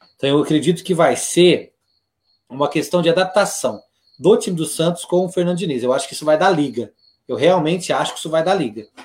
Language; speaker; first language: Portuguese; native; Portuguese